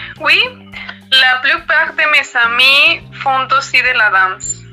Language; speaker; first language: French; non-native, learner; Spanish